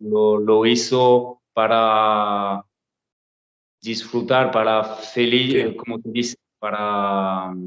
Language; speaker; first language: Spanish; non-native, learner; French